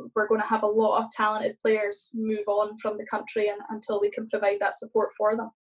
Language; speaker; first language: English; native; English